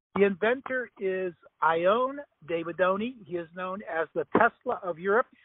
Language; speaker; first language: English; native; English